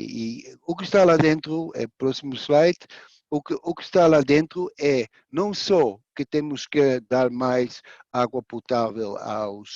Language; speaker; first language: Portuguese; non-native, fluent; Dutch